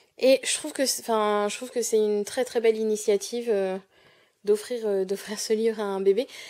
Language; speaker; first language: French; native; French